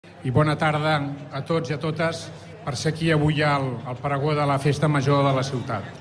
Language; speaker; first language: Catalan; native; Catalan